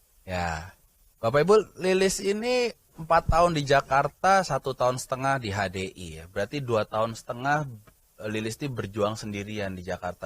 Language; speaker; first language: Indonesian; native; Indonesian